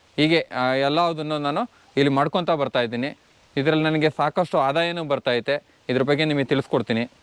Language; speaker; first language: Kannada; native; Kannada